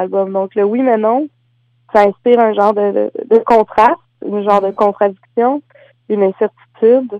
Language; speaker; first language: French; native; French